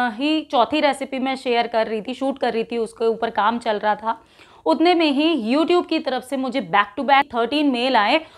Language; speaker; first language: Hindi; native; Hindi